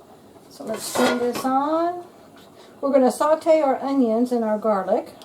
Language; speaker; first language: English; native; English